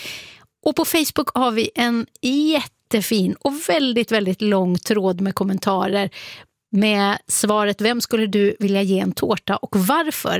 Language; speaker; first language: Swedish; native; Swedish